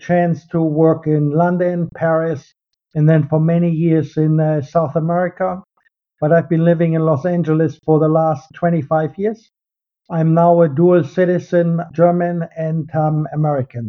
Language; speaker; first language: English; non-native, fluent; German